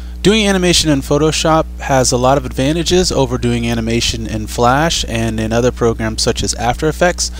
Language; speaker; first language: English; native; English